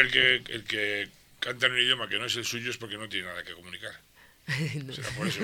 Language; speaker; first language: Spanish; native; Spanish